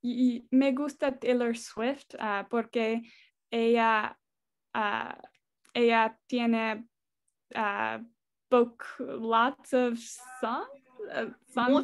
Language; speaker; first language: Spanish; non-native, learner; English